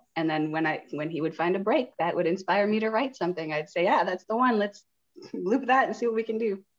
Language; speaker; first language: English; native; English